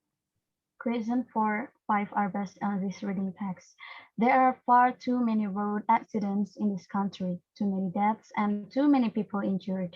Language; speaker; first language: English; non-native, learner; Indonesian